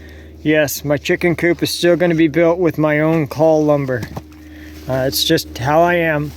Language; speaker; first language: English; native; English